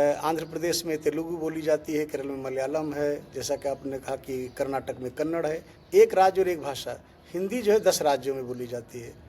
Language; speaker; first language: Hindi; native; Hindi